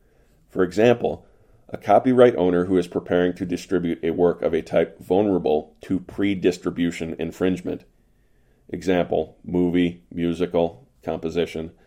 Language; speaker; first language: English; native; English